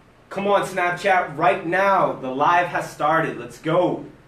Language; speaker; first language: English; non-native, fluent; Portuguese